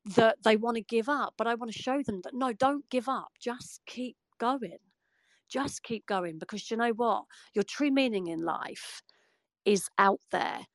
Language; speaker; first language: English; native; English